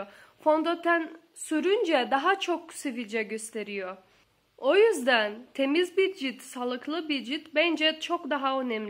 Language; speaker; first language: Turkish; non-native, learner; Portuguese